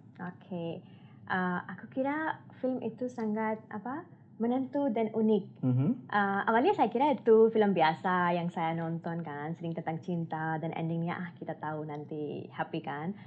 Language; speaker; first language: Indonesian; non-native, learner; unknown